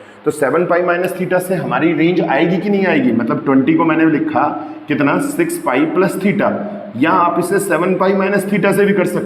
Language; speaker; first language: Hindi; native; Hindi